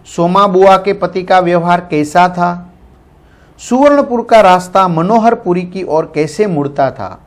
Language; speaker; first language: Hindi; non-native, local second language; Gujarati